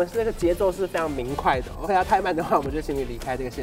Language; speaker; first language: Chinese; native; Chinese